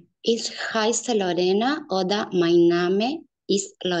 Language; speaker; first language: German; non-native, learner; Spanish